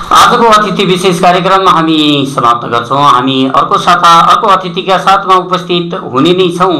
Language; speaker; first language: Nepali; native; Nepali